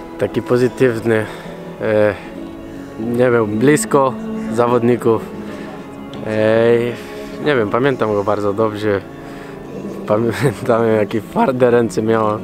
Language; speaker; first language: Polish; non-native, fluent; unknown